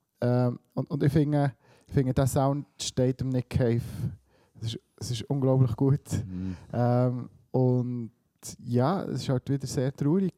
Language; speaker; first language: German; early bilingual, other home language; Swiss German